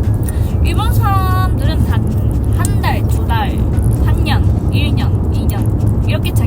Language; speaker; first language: Korean; non-native, fluent; Japanese